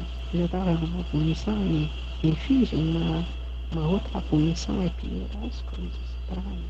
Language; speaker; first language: Portuguese; non-native, learner; Haitian Creole